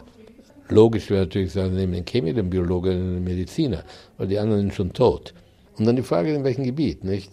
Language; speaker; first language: German; native; German